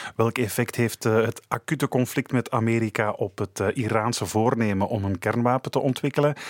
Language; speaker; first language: Dutch; native; Dutch